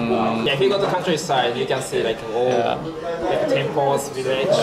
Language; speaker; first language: English; non-native, learner; Japanese